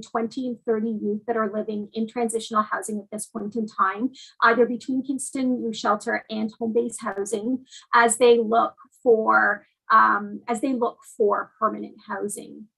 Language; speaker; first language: English; native; English